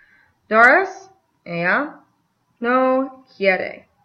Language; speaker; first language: Spanish; non-native, fluent; English